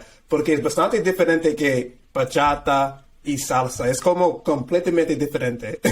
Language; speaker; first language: Spanish; non-native, fluent; English